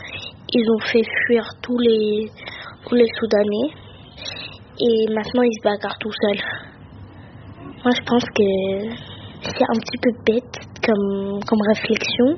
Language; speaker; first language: French; early bilingual, other home language; Arabic